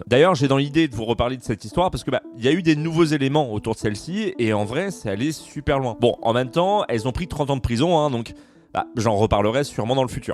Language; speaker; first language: French; native; French